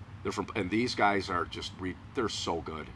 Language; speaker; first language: English; native; English